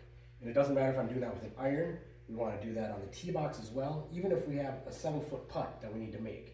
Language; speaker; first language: English; native; English